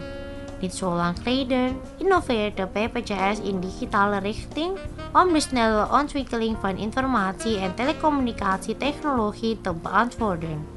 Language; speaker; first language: Dutch; non-native, fluent; Indonesian